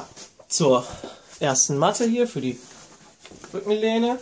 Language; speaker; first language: German; native; German